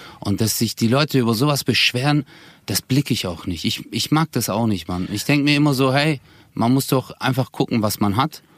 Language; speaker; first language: German; native; German